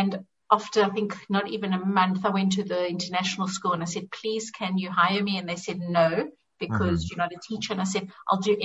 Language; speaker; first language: English; native; English